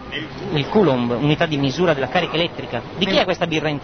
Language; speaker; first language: Italian; native; Italian